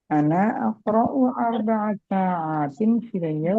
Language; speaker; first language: Arabic; non-native, learner; Indonesian